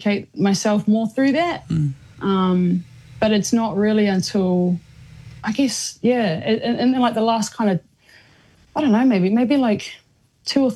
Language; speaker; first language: English; native; English